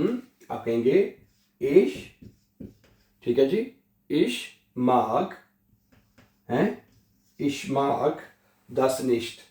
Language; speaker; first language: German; non-native, fluent; Urdu